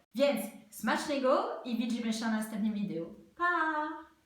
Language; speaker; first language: Polish; non-native, learner; French